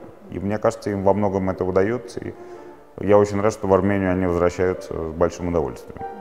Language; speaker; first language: Russian; native; Russian